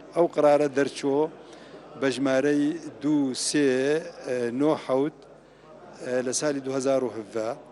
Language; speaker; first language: Central Kurdish; non-native, local second language; Kurdish